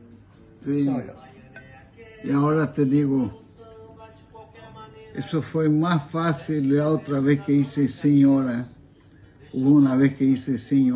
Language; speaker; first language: Spanish; non-native, learner; Portuguese